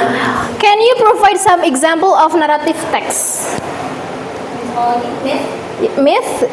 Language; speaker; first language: English; non-native, learner; Indonesian